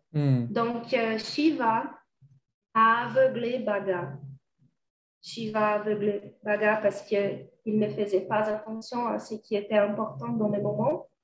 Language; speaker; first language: French; non-native, fluent; Portuguese